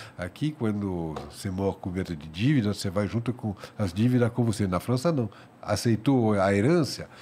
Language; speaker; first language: Portuguese; non-native, fluent; French